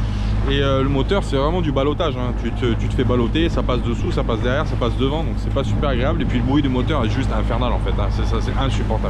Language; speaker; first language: French; native; French